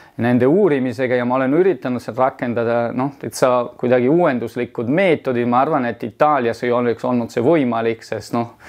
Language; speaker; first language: Estonian; non-native, fluent; Italian